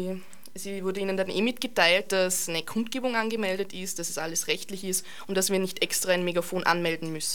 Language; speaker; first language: German; native; German